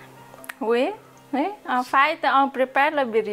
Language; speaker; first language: French; non-native, learner; Nepali